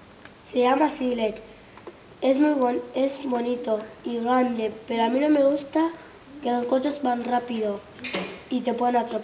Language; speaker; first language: Spanish; early bilingual, other home language; Bangla